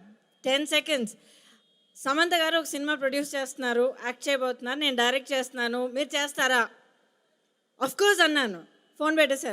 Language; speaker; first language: Telugu; native; Telugu